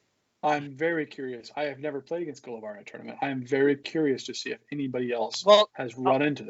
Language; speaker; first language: English; native; English